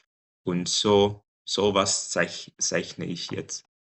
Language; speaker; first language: German; non-native, fluent; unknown